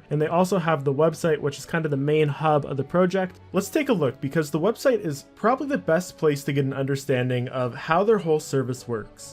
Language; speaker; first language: English; native; English